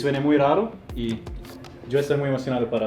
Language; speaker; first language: Spanish; non-native, fluent; German